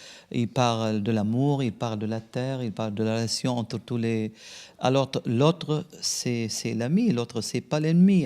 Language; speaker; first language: French; non-native, local second language; Arabic